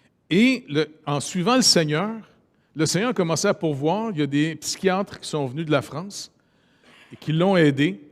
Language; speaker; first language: French; native; French